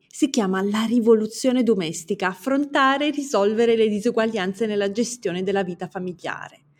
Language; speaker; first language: Italian; early bilingual, other home language; Romanian